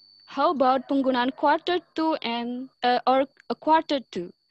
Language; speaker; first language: English; non-native, learner; Indonesian